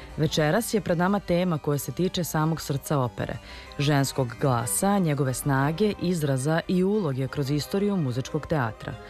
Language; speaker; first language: Serbian; native; Serbian